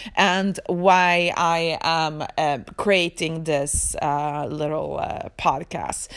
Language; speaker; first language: English; early bilingual, other home language; Swedish